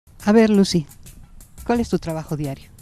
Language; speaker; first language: Spanish; native; Spanish